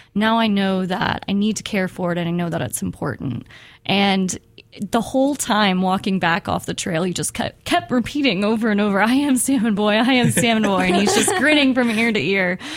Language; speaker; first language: English; native; English